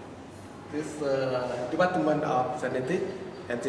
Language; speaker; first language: English; non-native, learner; Vietnamese